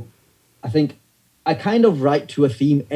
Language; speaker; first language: English; native; English